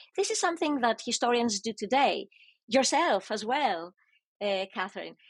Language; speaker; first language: English; non-native, fluent; Greek